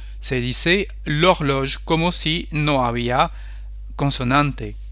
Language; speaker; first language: Spanish; non-native, fluent; French